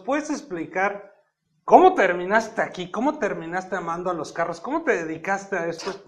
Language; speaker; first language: Spanish; native; Spanish